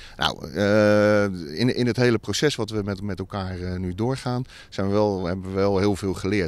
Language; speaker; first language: Dutch; native; Dutch